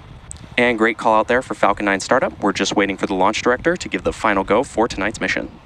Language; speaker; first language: English; native; English